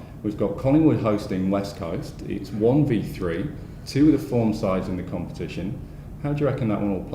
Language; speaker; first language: English; native; English